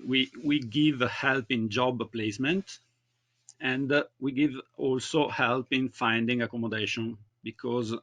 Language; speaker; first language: English; non-native, learner; Italian